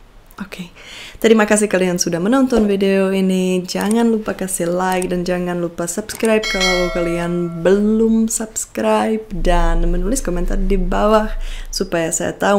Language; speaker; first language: Indonesian; non-native, fluent; Czech